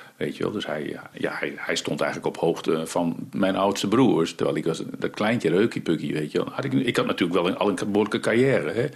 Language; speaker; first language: Dutch; early bilingual, other home language; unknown